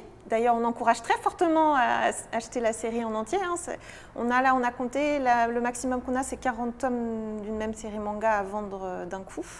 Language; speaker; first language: French; native; French